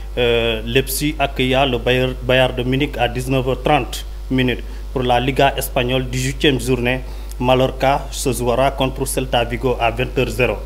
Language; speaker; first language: French; non-native, local second language; Fula